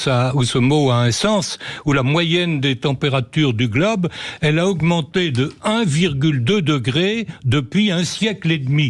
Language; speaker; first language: French; native; French